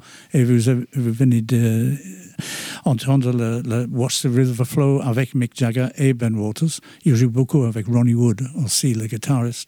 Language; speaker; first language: French; non-native, fluent; English